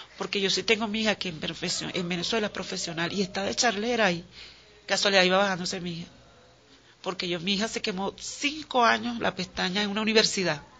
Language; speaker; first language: Spanish; native; Spanish